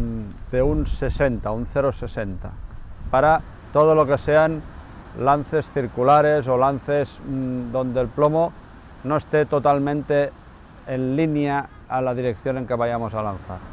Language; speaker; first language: Spanish; native; Spanish